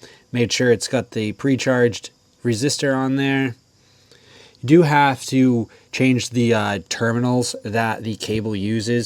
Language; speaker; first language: English; native; English